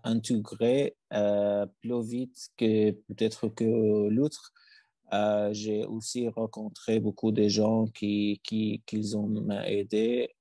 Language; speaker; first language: French; non-native, learner; Arabic